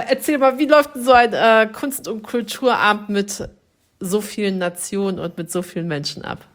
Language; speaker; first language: German; native; German